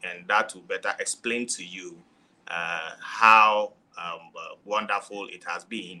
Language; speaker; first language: English; non-native, local second language; Ewe